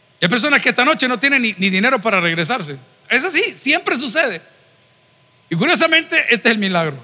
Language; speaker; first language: Spanish; native; Spanish